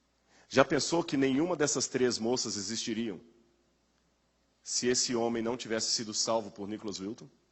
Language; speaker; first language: Portuguese; native; Portuguese